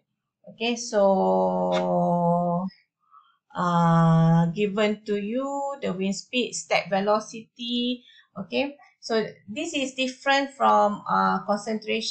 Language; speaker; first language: English; non-native, local second language; Malay